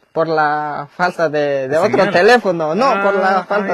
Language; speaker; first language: Spanish; non-native, local second language; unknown